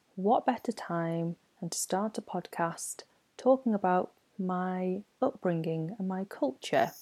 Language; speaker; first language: English; non-native, local second language; Cantonese